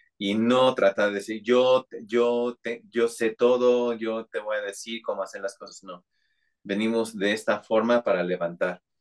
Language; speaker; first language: Spanish; non-native, fluent; English